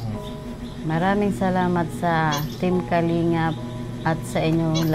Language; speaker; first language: Filipino; non-native, local second language; Bikol